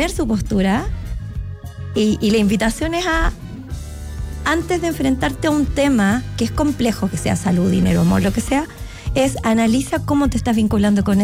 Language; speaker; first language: Spanish; native; Spanish